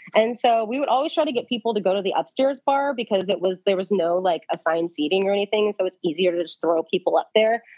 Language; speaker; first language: English; native; English